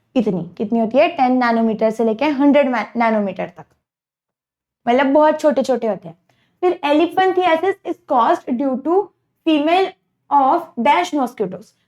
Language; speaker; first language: Hindi; non-native, local second language; Marathi